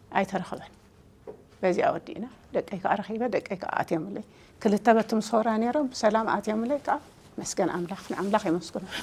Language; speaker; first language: Tigrinya; native; Tigrinya